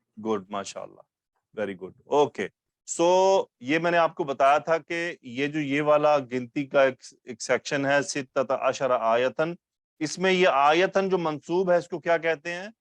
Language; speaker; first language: Urdu; native; Urdu